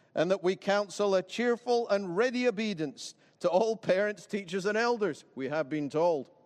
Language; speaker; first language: English; native; English